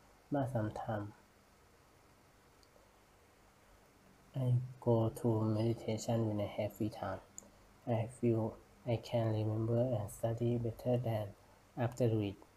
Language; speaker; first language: English; non-native, learner; Thai